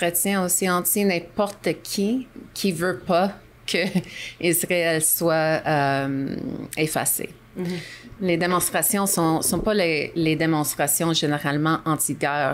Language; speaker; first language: French; non-native, local second language; English